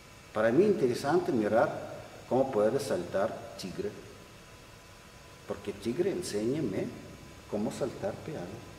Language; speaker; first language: Spanish; non-native, learner; Russian